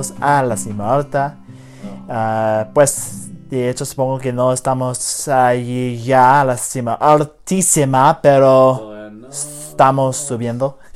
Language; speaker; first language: Spanish; early bilingual, heritage; English